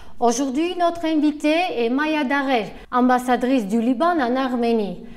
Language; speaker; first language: French; non-native, fluent; Armenian